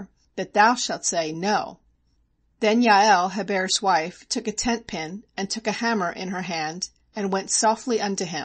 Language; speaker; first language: English; native; English